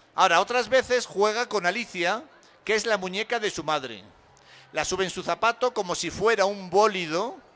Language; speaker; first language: Spanish; native; Spanish